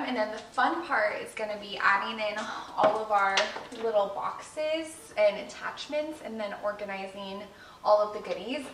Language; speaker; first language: English; native; English